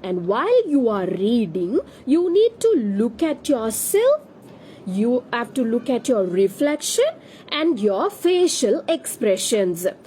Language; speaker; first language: English; non-native, local second language; Tamil